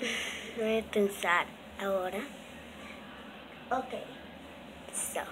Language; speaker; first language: Spanish; early bilingual, heritage; Spanish